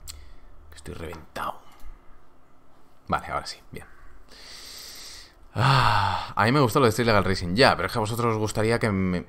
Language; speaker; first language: Spanish; native; Spanish